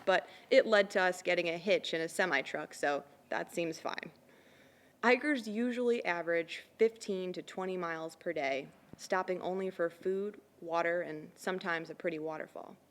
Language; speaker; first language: English; native; English